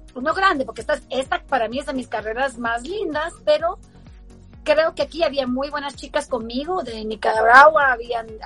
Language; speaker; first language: Spanish; early bilingual, heritage; Spanish